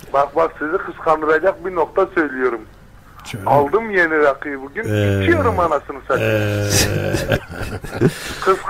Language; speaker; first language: Turkish; native; Turkish